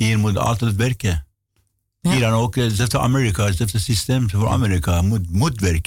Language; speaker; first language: Dutch; non-native, learner; Persian